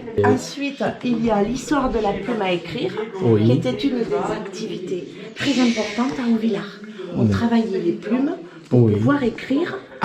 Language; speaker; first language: French; native; French